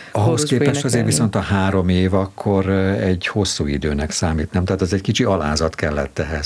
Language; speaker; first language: Hungarian; native; Hungarian